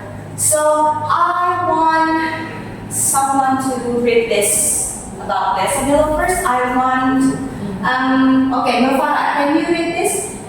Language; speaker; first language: English; non-native, fluent; Indonesian